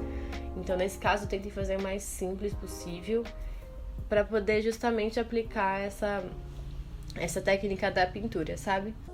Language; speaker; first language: Portuguese; native; Portuguese